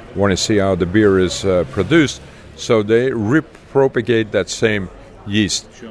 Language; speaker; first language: English; non-native, fluent; Dutch